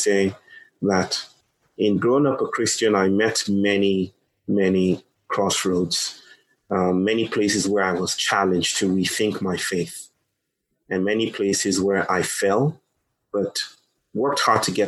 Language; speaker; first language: English; non-native, local second language; Yoruba